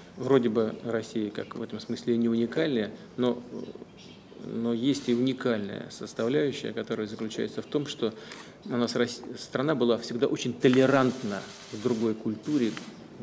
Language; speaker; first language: Russian; native; Russian